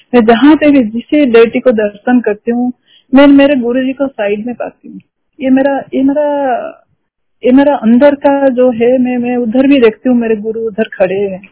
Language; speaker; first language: Hindi; non-native, local second language; Odia